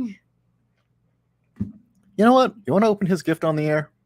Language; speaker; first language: English; native; English